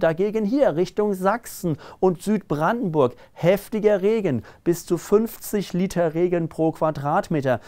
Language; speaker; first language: German; native; German